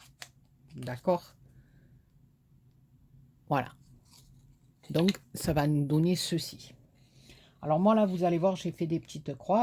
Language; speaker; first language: French; native; French